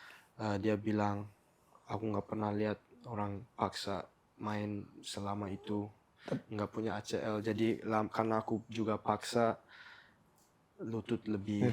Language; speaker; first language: Indonesian; early bilingual, heritage; English